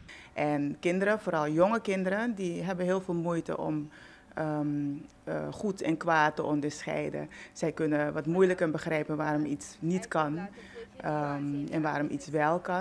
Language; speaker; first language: Dutch; native; Dutch